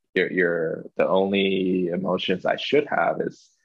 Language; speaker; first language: English; non-native, local second language; Chinese